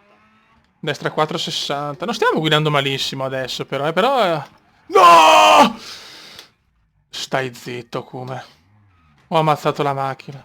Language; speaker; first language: Italian; native; Italian